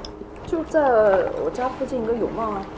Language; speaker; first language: Chinese; native; Chinese